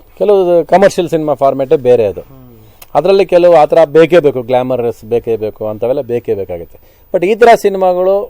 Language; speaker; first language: Kannada; native; Kannada